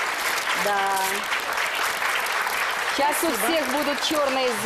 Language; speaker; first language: Russian; native; Russian